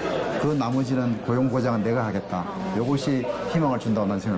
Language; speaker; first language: Korean; native; Korean